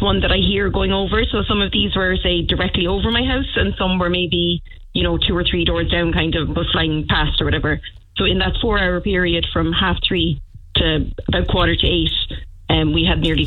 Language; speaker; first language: English; native; English